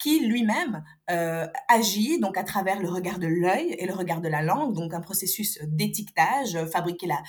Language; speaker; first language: French; non-native, local second language; Arabic